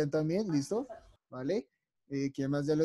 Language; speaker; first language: Spanish; native; Spanish